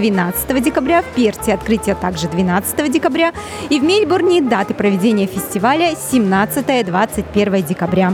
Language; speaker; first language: Russian; native; Russian